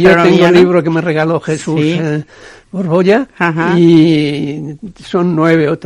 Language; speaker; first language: Spanish; native; Spanish